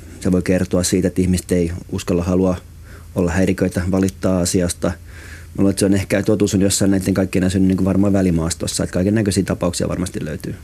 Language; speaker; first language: Finnish; native; Finnish